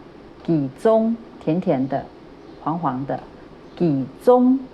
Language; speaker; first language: Chinese; native; Chinese